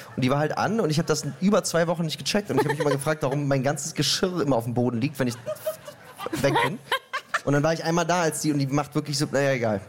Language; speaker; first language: German; native; German